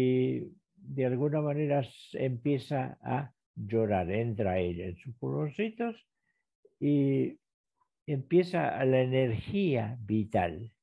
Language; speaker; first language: Spanish; native; Spanish